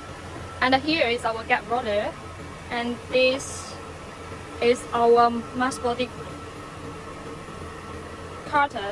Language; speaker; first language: English; non-native, learner; Chinese